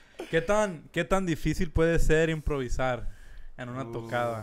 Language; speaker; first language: Spanish; early bilingual, heritage; Spanish